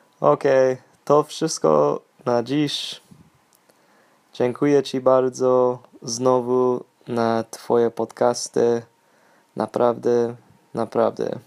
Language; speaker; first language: Polish; non-native, learner; English